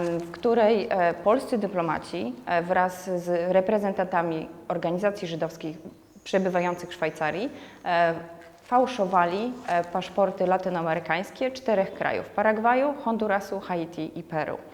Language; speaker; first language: Polish; native; Polish